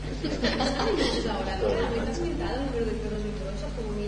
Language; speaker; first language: Spanish; non-native, learner; Polish